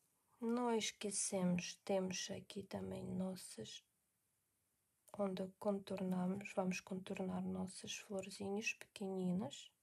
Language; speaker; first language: Portuguese; non-native, learner; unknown